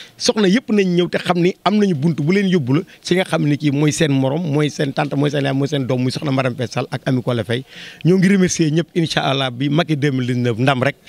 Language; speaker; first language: Wolof; native; Wolof